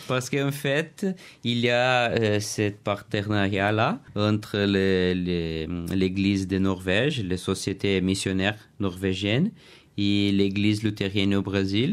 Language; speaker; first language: French; non-native, learner; Portuguese